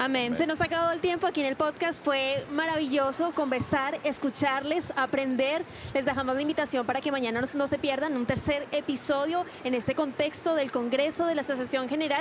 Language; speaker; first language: Spanish; native; Spanish